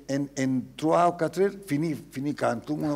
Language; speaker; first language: French; non-native, learner; Spanish